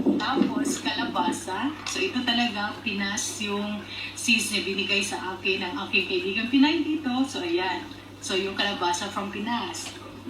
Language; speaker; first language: Filipino; native; Filipino